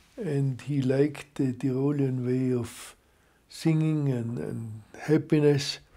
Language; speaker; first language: English; non-native, fluent; German